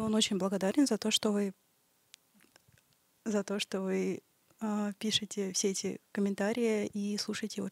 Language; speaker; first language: Russian; native; Russian